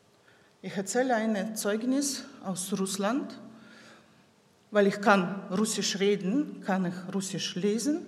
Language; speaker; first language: German; non-native, local second language; Russian